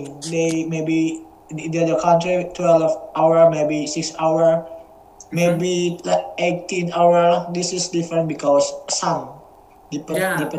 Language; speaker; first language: English; non-native, learner; Indonesian